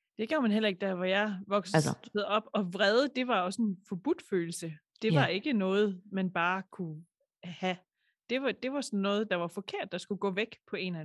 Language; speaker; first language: Danish; native; Danish